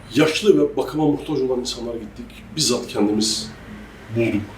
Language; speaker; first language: Turkish; native; Turkish